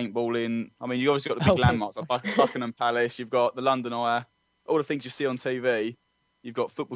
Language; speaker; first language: English; native; English